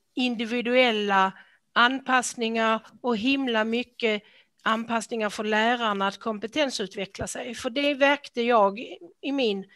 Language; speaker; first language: Swedish; native; Swedish